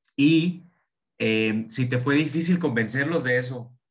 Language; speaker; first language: Spanish; native; Spanish